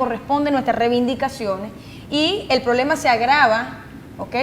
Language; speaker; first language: Spanish; native; Spanish